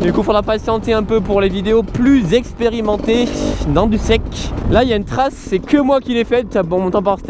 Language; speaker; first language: French; native; French